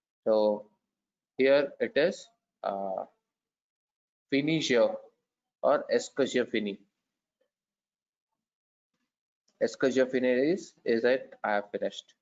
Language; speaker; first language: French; non-native, learner; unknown